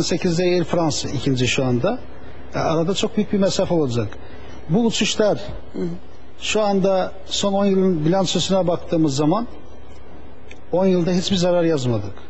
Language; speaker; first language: Turkish; native; Turkish